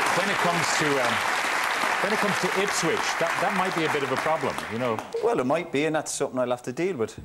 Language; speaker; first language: English; native; English